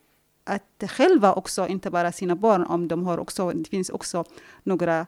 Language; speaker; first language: Swedish; non-native, fluent; Arabic